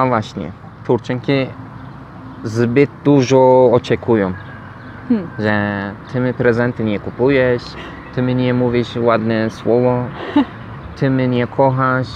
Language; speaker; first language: Polish; non-native, learner; Turkish